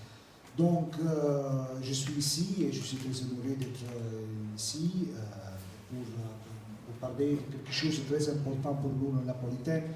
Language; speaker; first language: French; non-native, learner; Italian